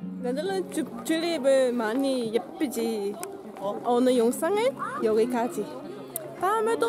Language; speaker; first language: Korean; non-native, learner; Dutch